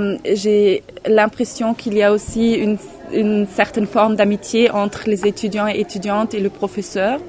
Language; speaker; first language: French; non-native, fluent; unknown